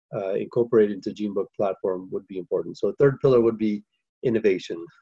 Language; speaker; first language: English; early bilingual, other home language; Hindi